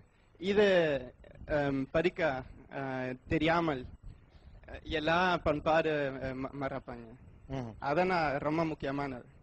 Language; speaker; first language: Tamil; non-native, learner; German